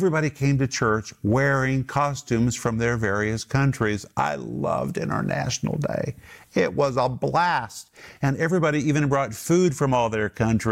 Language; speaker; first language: English; native; English